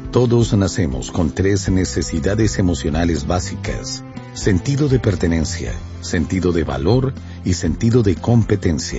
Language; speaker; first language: Spanish; native; Spanish